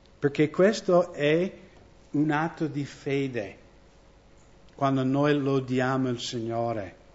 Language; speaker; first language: Italian; non-native, fluent; English